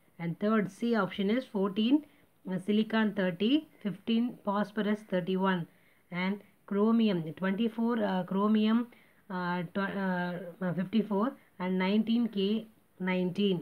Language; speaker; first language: English; non-native, local second language; Tamil